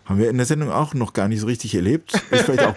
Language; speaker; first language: German; native; German